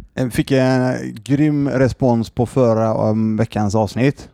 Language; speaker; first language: Swedish; native; Swedish